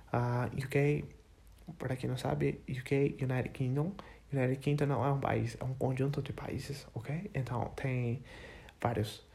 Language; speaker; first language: Portuguese; non-native, learner; English